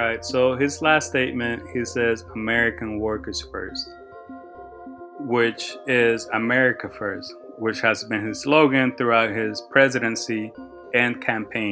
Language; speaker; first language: English; early bilingual, other home language; Spanish